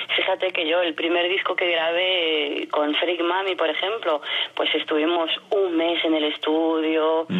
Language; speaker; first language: Spanish; non-native, fluent; French